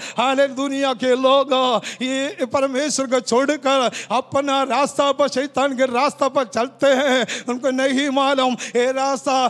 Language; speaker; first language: Hindi; non-native, local second language; Malayalam